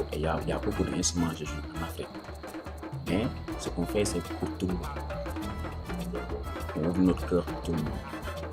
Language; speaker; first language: French; non-native, local second language; Wolof